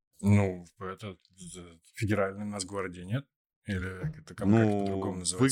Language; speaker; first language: Russian; native; Russian